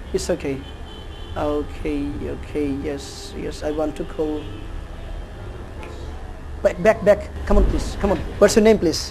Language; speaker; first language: English; non-native, fluent; Bangla